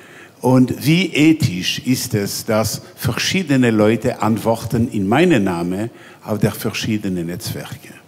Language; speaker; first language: German; non-native, learner; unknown